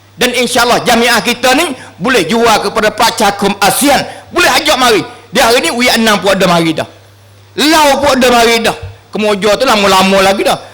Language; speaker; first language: Malay; native; Malay